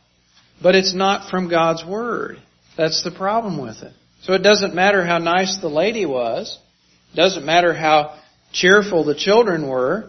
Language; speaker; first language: English; native; English